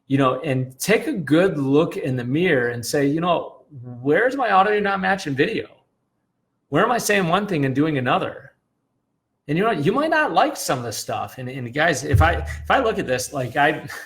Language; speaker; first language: English; native; English